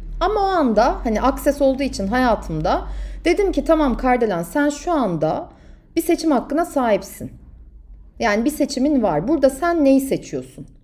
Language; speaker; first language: Turkish; native; Turkish